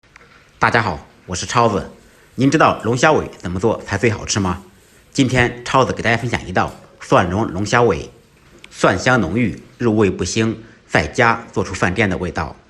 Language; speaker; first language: Chinese; native; Chinese